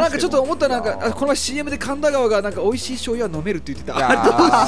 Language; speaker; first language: Japanese; native; Japanese